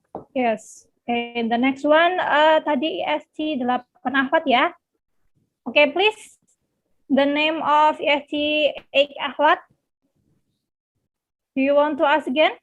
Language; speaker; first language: English; non-native, learner; Indonesian